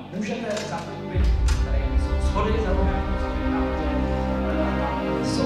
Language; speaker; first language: Czech; native; Czech